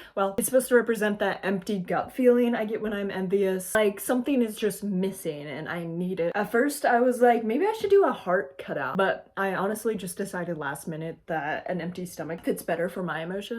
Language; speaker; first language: English; native; English